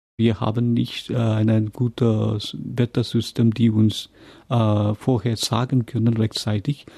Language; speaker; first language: German; non-native, fluent; Tamil